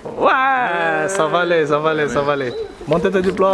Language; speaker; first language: French; non-native, learner; Portuguese